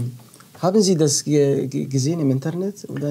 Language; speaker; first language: German; non-native, learner; Arabic